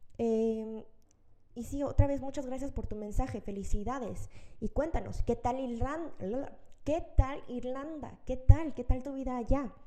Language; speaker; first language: Spanish; early bilingual, other home language; Korean